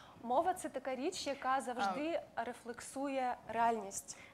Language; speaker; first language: Ukrainian; non-native, local second language; Russian